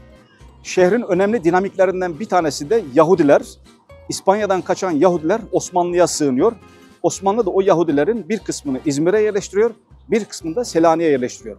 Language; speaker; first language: Turkish; native; Turkish